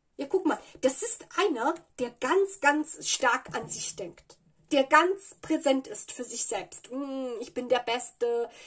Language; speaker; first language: German; non-native, fluent; Italian